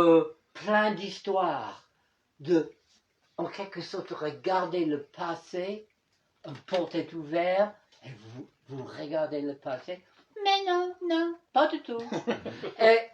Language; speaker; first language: French; non-native, fluent; English